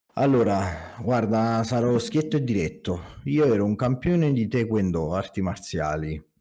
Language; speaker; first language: Italian; native; Italian